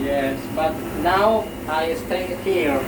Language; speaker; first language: English; non-native, learner; Spanish